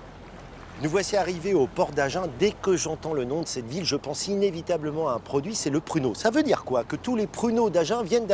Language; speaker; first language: French; native; French